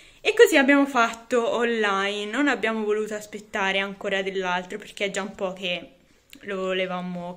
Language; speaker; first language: Italian; native; Italian